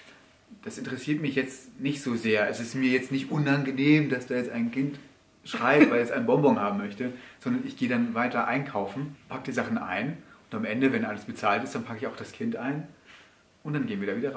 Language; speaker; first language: German; native; German